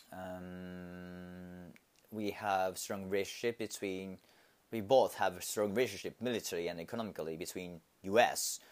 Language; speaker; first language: English; non-native, fluent; Japanese